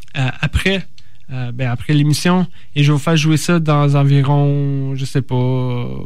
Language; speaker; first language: French; native; French